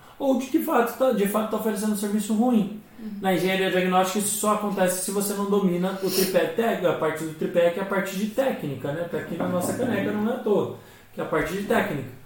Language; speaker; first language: Portuguese; native; Portuguese